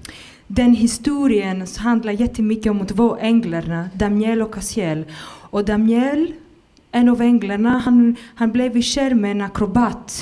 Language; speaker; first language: Swedish; non-native, fluent; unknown